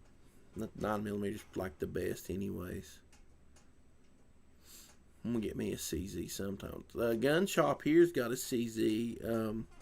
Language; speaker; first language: English; native; English